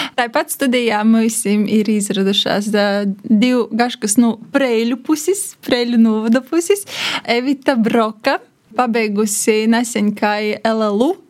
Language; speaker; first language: Latvian; native; Latvian